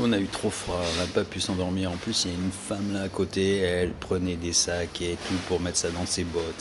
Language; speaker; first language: French; native; French